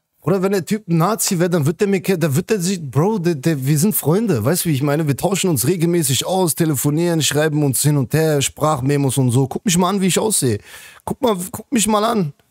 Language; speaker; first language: German; native; German